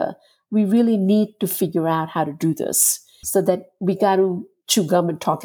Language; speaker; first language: English; non-native, local second language; Gujarati